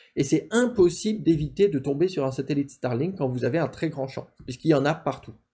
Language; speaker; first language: French; native; French